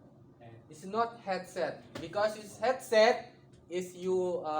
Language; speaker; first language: English; non-native, learner; Indonesian